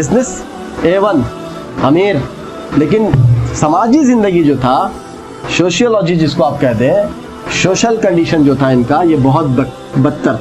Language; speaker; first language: Urdu; native; Urdu